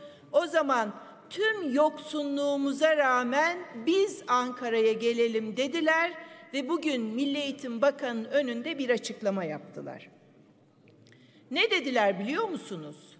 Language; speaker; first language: Turkish; native; Turkish